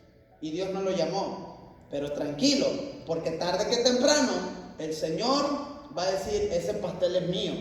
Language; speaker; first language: Spanish; native; Spanish